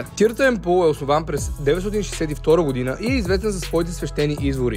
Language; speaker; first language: Bulgarian; native; Bulgarian